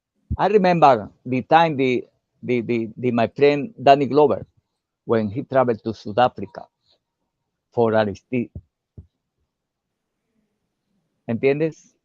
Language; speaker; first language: English; non-native, learner; Spanish